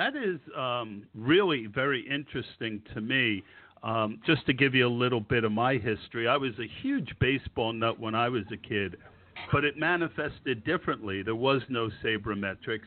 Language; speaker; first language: English; native; English